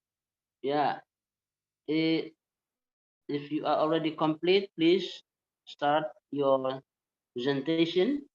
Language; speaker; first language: English; non-native, fluent; Indonesian